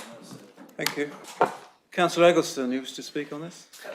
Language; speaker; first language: English; native; English